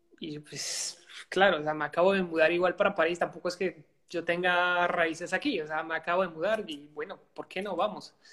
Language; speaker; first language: Spanish; non-native, fluent; French